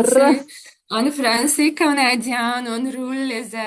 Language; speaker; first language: French; non-native, fluent; Ukrainian